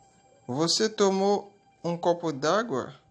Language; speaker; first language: Portuguese; non-native, learner; Haitian Creole